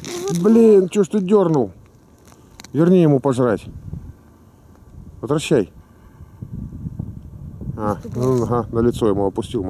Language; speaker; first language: Russian; native; Russian